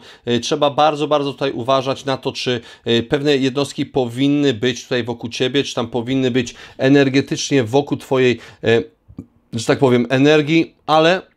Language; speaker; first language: Polish; native; Polish